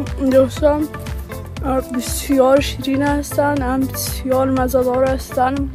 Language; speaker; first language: Persian; early bilingual, heritage; Persian